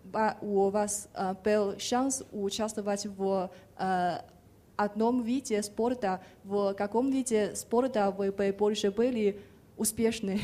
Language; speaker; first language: Russian; non-native, fluent; Chinese